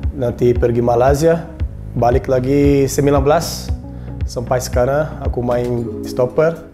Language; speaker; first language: Indonesian; non-native, learner; Portuguese